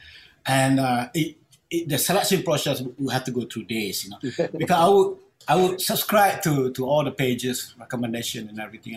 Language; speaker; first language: English; non-native, local second language; Malay